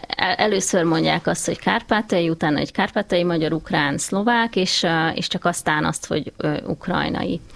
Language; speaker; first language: Hungarian; native; Hungarian